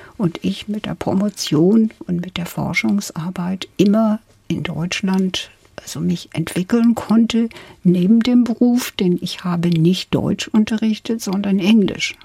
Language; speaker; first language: German; non-native, fluent; English